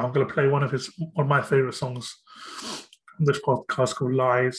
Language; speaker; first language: English; native; English